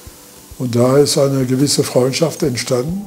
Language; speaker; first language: German; non-native, fluent; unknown